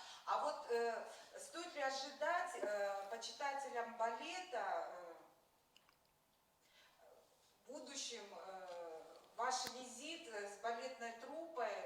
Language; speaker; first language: Russian; native; Russian